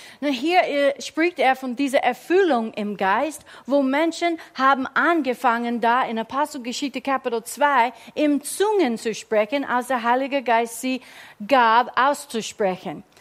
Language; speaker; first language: German; non-native, fluent; English